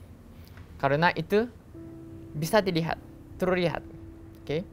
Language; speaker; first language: Indonesian; non-native, learner; Japanese